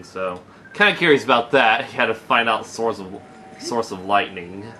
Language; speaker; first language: English; native; English